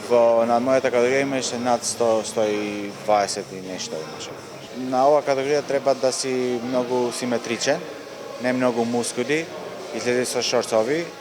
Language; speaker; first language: Macedonian; non-native, local second language; Albanian